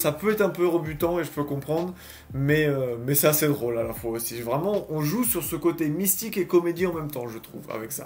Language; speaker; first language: French; native; French